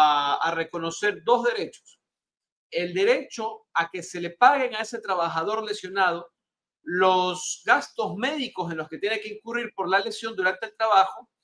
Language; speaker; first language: Spanish; native; Spanish